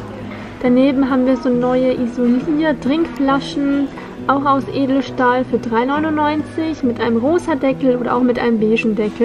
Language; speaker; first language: German; native; German